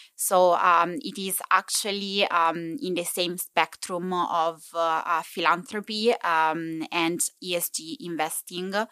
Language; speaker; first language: English; non-native, fluent; Italian